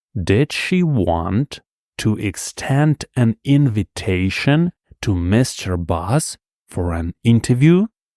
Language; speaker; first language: English; non-native, fluent; Ukrainian